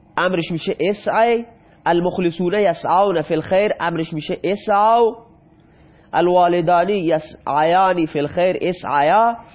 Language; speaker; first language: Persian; non-native, local second language; Baluchi